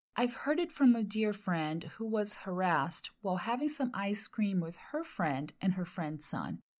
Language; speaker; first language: English; non-native, fluent; Portuguese